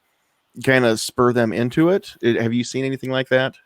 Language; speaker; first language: English; native; English